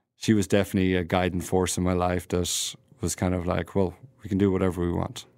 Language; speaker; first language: English; native; English